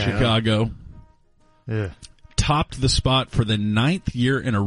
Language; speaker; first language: English; native; English